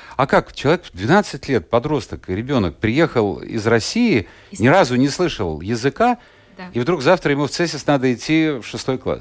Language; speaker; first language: Russian; native; Russian